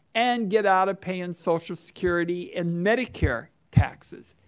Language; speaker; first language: English; native; English